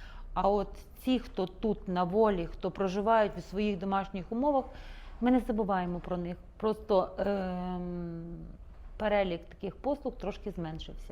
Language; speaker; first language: Ukrainian; native; Ukrainian